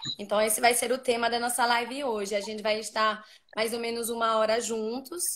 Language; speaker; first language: Portuguese; non-native, fluent; French